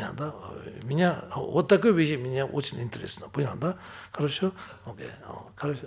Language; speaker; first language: Russian; non-native, learner; Tibetan